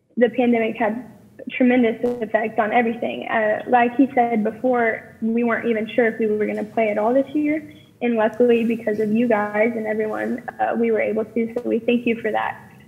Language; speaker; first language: English; native; English